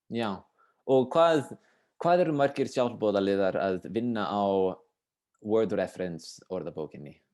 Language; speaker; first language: Icelandic; non-native, fluent; English